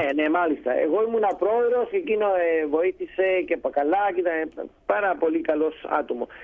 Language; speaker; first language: Greek; early bilingual, heritage; Greek